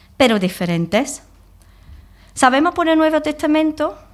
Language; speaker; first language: Spanish; non-native, fluent; English